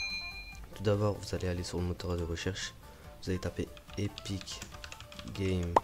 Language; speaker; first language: French; native; French